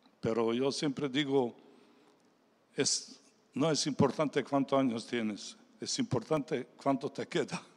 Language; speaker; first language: Spanish; non-native, learner; Serbian